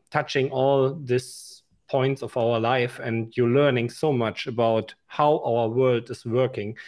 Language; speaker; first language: English; non-native, fluent; German